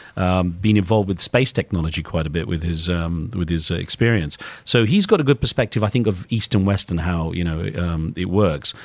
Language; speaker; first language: English; native; English